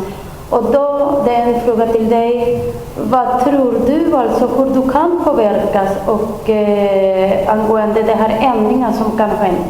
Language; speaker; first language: Swedish; non-native, learner; Spanish